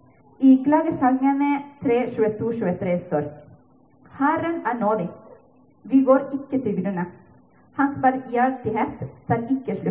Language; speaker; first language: Norwegian; non-native, fluent; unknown